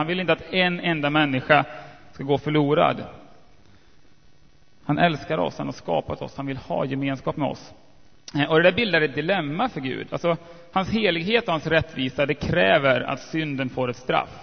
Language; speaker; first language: Swedish; native; Swedish